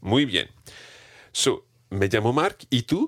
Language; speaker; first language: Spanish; non-native, fluent; English